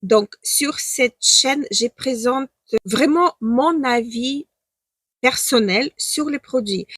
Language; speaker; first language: French; non-native, fluent; Ukrainian